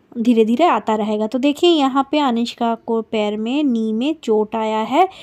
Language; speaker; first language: Hindi; non-native, local second language; Bangla